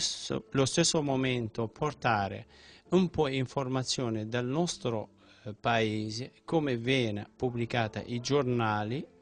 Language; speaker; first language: Italian; non-native, fluent; Central Kurdish